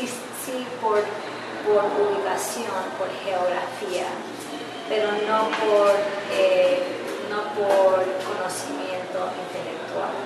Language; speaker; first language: Spanish; early bilingual, heritage; English